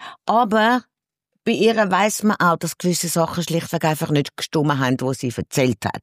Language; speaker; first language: German; native; German